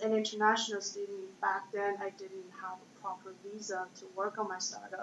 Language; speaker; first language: English; non-native, fluent; Chinese